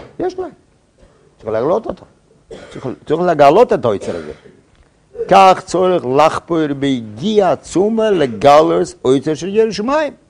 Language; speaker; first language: Hebrew; non-native, fluent; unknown